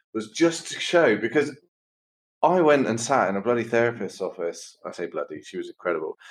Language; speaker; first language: English; native; English